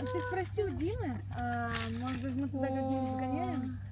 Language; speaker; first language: Russian; native; Russian